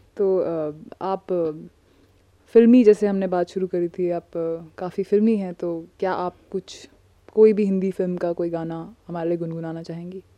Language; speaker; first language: Hindi; native; Hindi